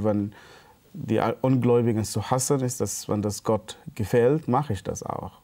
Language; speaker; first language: German; non-native, fluent; Arabic